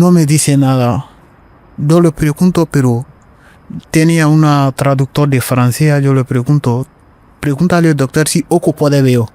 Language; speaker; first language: Spanish; non-native, learner; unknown